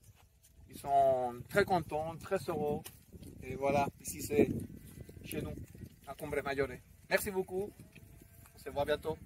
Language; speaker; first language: French; non-native, fluent; Spanish